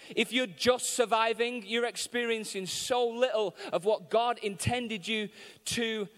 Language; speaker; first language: English; native; English